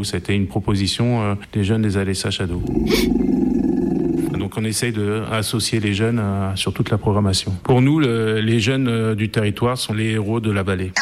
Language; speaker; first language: French; native; French